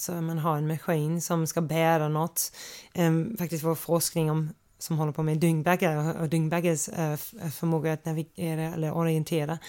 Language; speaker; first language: Swedish; non-native, fluent; English